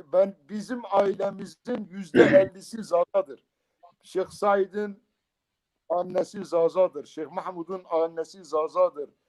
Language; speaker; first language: Turkish; non-native, local second language; Kurdish